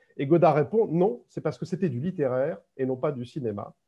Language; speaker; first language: French; native; French